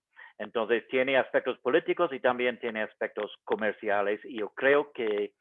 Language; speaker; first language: Spanish; non-native, fluent; English